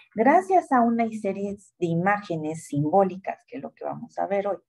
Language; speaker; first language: Spanish; native; Spanish